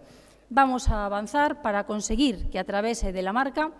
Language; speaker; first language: Spanish; native; Spanish